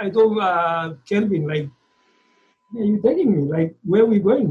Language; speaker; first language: English; non-native, local second language; Swahili